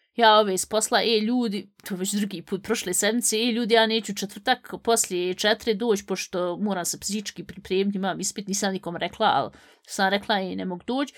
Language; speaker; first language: Bosnian; native; Bosnian